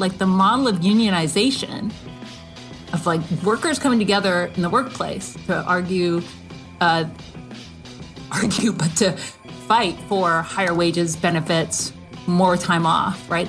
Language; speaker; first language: English; native; English